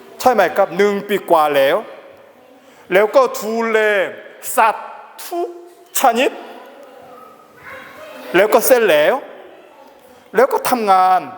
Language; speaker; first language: Thai; non-native, learner; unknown